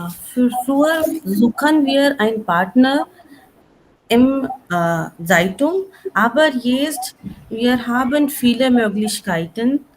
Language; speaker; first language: German; non-native, learner; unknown